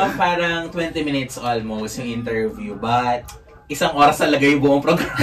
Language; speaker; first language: Filipino; native; Filipino